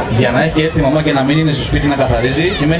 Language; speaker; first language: Greek; native; Greek